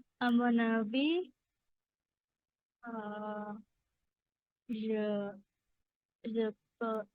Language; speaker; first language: French; non-native, learner; Indonesian